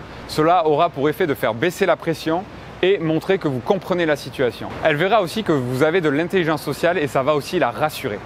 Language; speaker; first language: French; native; French